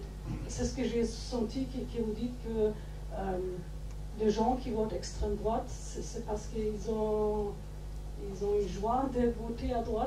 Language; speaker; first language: French; non-native, fluent; German